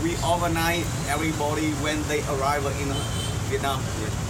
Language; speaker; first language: English; non-native, learner; Vietnamese